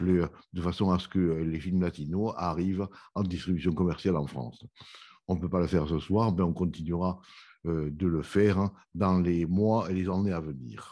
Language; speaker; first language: French; native; French